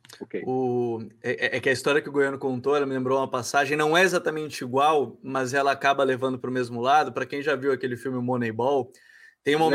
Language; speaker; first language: Portuguese; native; Portuguese